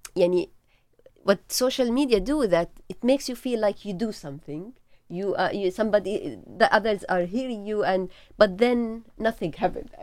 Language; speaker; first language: English; non-native, learner; Arabic